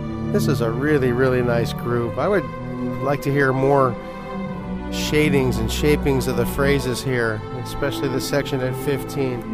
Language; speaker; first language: English; native; English